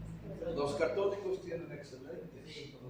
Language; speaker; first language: Spanish; non-native, fluent; English